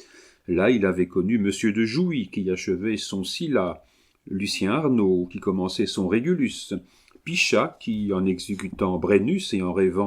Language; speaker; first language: French; native; French